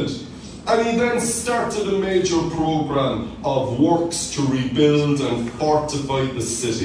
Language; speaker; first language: English; native; English